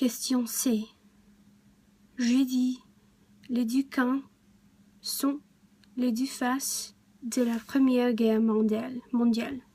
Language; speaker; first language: French; non-native, learner; English